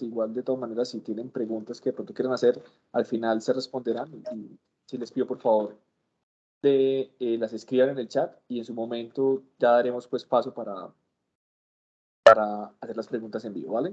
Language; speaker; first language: Spanish; native; Spanish